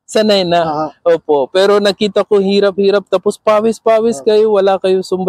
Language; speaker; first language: Filipino; non-native, learner; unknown